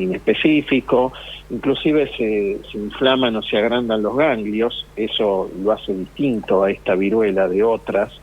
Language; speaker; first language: Spanish; native; Spanish